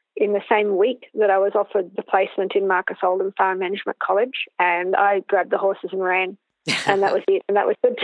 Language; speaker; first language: English; native; English